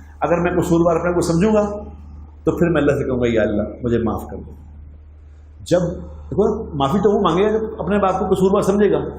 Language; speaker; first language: Urdu; non-native, local second language; Punjabi